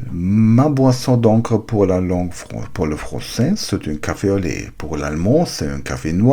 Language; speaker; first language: French; non-native, learner; German